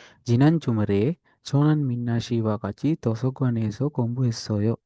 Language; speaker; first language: Korean; non-native, fluent; Sinhala